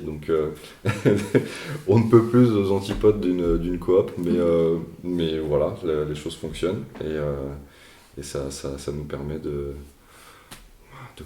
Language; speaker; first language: French; native; French